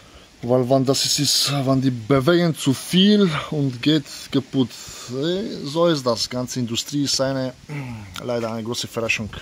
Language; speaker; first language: German; non-native, learner; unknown